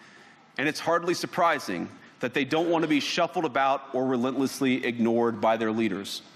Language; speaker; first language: English; native; English